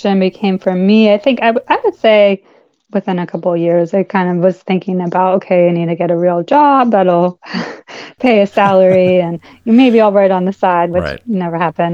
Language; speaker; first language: English; native; English